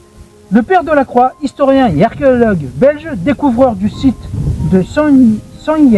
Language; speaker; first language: French; native; French